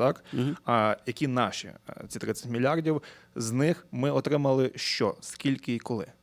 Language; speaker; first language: Ukrainian; native; Ukrainian